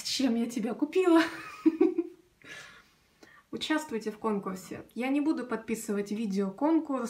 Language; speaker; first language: Russian; native; Russian